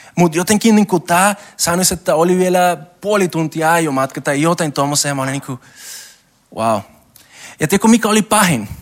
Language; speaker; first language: Finnish; non-native, learner; Spanish